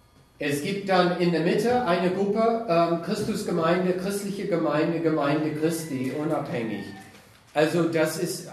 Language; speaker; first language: German; non-native, fluent; English